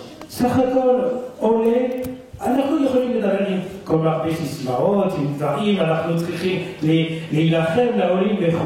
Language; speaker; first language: Hebrew; non-native, fluent; French